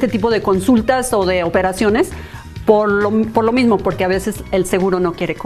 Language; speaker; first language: Spanish; native; Spanish